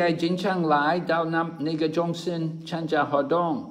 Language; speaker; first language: Chinese; non-native, fluent; English